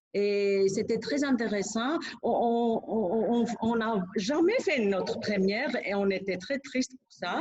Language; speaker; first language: French; non-native, fluent; Greek